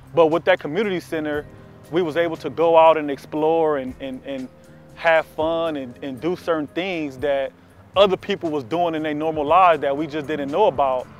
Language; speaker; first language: English; native; English